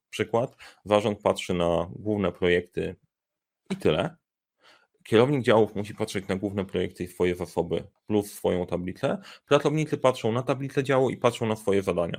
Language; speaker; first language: Polish; native; Polish